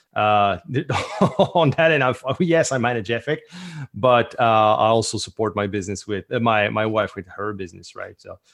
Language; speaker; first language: English; non-native, fluent; French